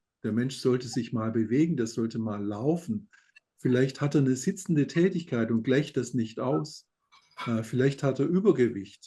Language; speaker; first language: German; native; German